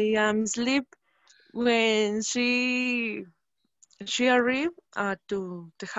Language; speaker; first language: English; non-native, learner; Spanish